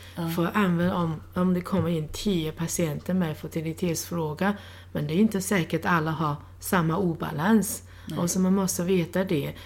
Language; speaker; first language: Swedish; non-native, fluent; Chinese